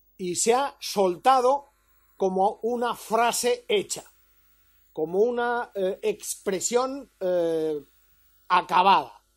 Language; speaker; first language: Spanish; native; Spanish